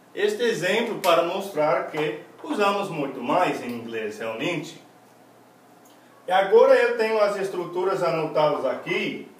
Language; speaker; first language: Portuguese; non-native, fluent; English